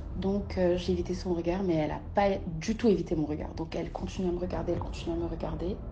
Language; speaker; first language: French; early bilingual, other home language; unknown